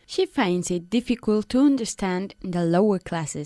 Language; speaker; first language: English; non-native, fluent; Spanish